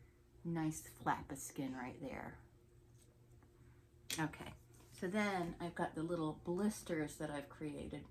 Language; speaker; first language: English; native; English